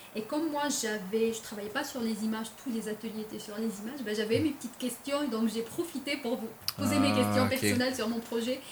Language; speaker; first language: French; non-native, local second language; Arabic